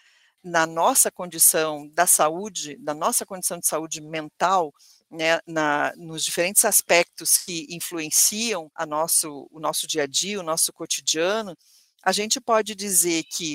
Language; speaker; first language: Portuguese; native; Portuguese